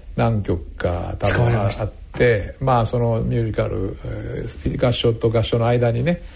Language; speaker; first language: Japanese; native; Japanese